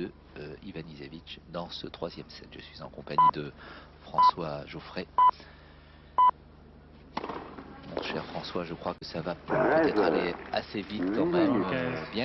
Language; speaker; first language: French; native; French